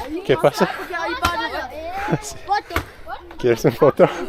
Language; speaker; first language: Spanish; non-native, learner; English